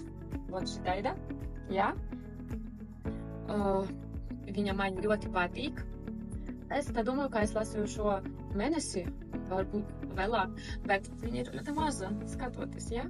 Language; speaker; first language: Latvian; early bilingual, heritage; Russian